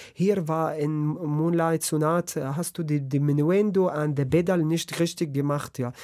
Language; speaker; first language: German; non-native, learner; Arabic